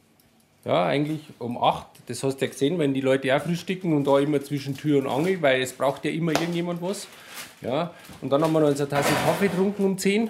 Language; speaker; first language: German; native; German